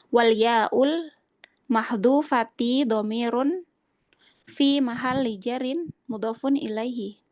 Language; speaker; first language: Arabic; non-native, learner; Indonesian